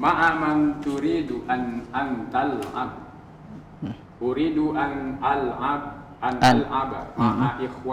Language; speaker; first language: Arabic; non-native, learner; Indonesian